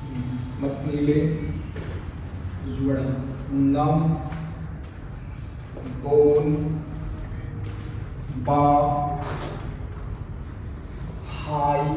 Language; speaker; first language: Vietnamese; non-native, learner; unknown